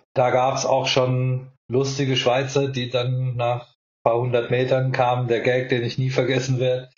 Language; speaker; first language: German; native; German